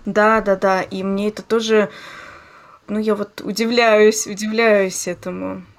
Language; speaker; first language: Russian; native; Russian